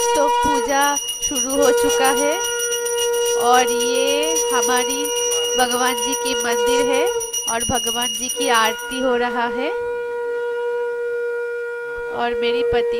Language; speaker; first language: Hindi; non-native, local second language; Bangla